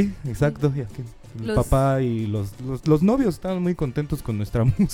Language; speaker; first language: Spanish; native; Spanish